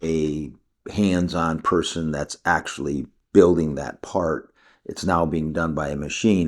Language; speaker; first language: English; native; English